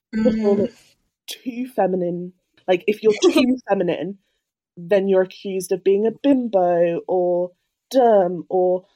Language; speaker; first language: English; native; English